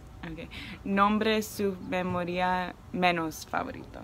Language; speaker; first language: Spanish; non-native, learner; English